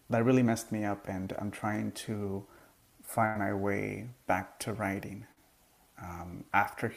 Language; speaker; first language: English; early bilingual, other home language; Spanish